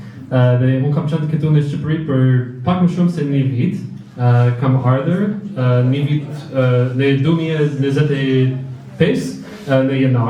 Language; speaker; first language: Albanian; non-native, learner; English